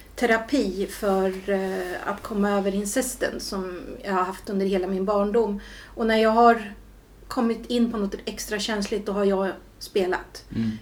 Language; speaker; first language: Swedish; native; Swedish